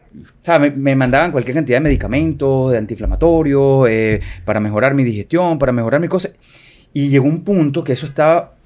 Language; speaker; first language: Spanish; native; Spanish